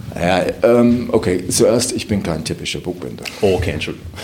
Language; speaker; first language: German; non-native, fluent; English